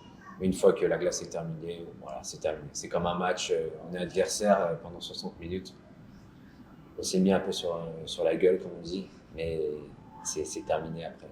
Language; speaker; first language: French; native; French